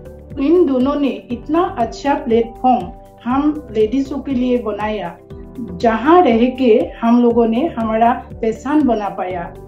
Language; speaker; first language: Hindi; non-native, local second language; Assamese